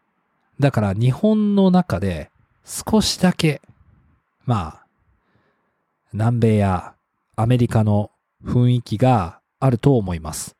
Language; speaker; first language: Japanese; non-native, fluent; English